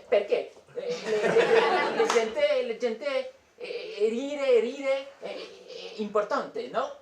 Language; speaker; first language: Italian; non-native, learner; French